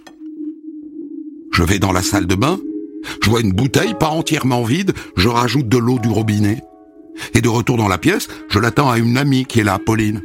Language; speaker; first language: French; native; French